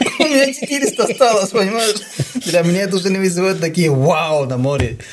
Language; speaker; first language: Russian; non-native, fluent; Spanish